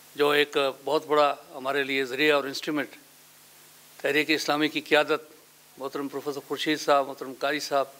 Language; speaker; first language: Urdu; non-native, local second language; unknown